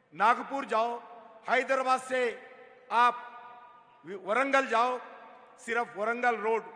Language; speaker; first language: Hindi; non-native, local second language; Telugu